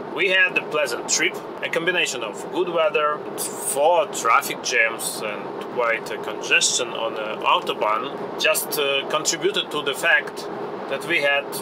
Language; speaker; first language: English; non-native, fluent; Ukrainian